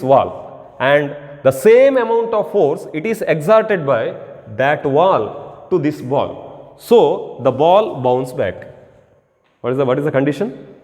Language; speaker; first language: English; non-native, local second language; Kannada